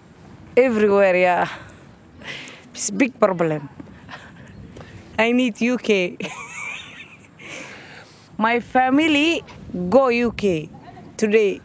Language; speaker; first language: English; non-native, learner; Somali